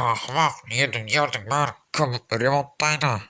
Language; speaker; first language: Kazakh; native; Kazakh